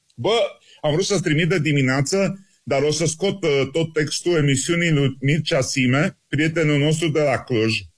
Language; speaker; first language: Romanian; native; Romanian